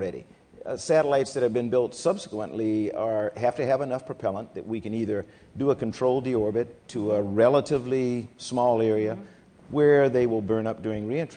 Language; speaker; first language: English; native; English